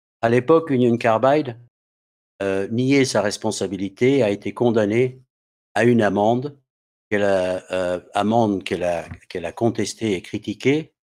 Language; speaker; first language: French; non-native, fluent; English